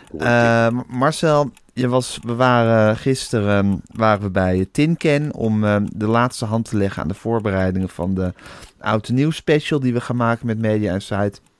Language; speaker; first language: Dutch; native; Dutch